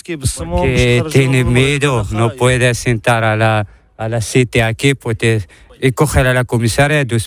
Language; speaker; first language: Spanish; non-native, learner; Arabic